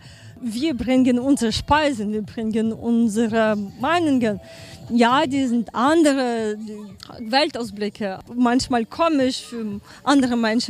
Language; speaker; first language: German; non-native, learner; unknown